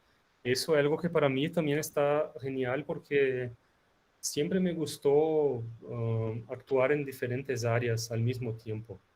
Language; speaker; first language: Spanish; non-native, fluent; Portuguese